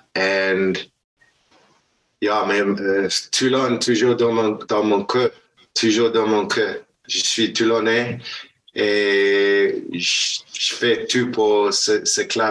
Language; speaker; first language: French; non-native, learner; Afrikaans